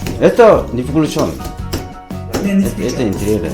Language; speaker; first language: Russian; non-native, learner; Korean